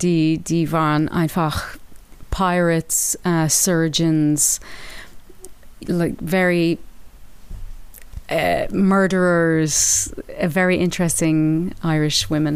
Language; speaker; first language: German; non-native, learner; English